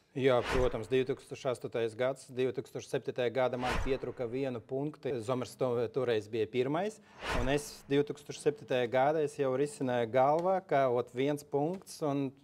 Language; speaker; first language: Latvian; early bilingual, other home language; Russian